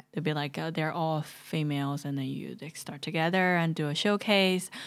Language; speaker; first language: English; non-native, fluent; Chinese